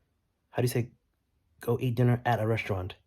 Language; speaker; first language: English; early bilingual, other home language; Vietnamese